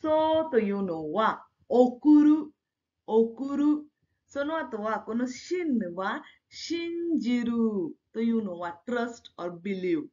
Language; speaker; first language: Japanese; non-native, fluent; Marathi